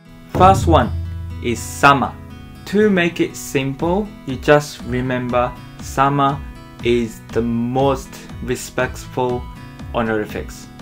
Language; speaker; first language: English; non-native, fluent; Japanese